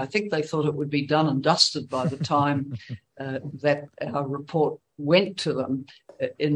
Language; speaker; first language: English; native; English